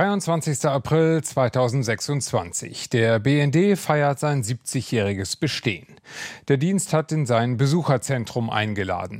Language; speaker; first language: German; native; German